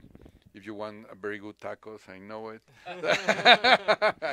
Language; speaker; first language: English; non-native, learner; Spanish